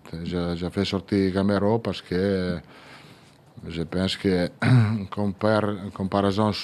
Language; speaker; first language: French; non-native, fluent; Italian